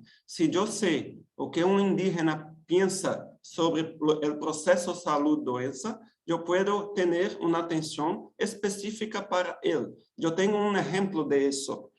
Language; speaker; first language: Spanish; non-native, fluent; Portuguese